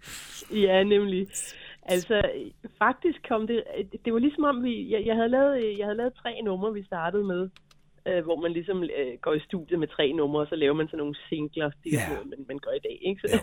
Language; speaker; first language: Danish; native; Danish